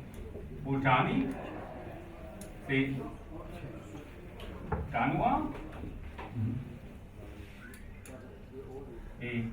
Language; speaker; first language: French; non-native, fluent; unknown